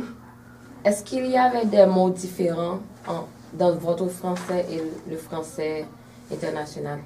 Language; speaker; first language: French; non-native, fluent; English